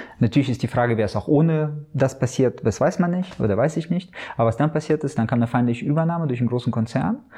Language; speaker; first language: German; early bilingual, other home language; Russian